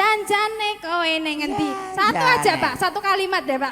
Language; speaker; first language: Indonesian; non-native, local second language; Javanese